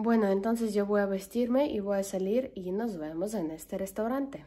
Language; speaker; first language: Spanish; non-native, learner; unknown